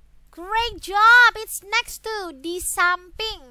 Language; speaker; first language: English; non-native, fluent; Indonesian